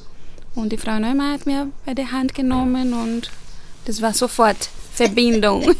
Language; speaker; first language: German; non-native, fluent; Portuguese